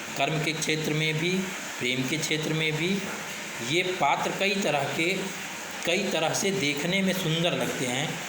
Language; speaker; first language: Hindi; native; Hindi